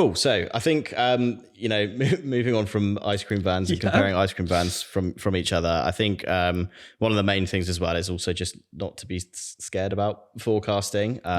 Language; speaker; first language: English; native; English